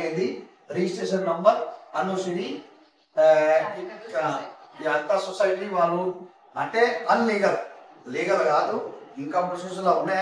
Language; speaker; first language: Telugu; non-native, local second language; Hindi